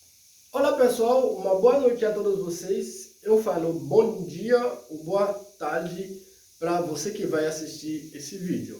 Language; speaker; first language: Portuguese; non-native, fluent; Haitian Creole